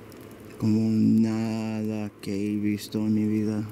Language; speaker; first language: Spanish; early bilingual, heritage; Spanish